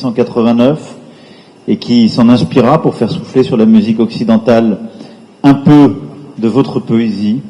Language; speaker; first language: French; native; French